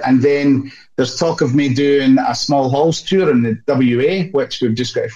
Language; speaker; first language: English; native; English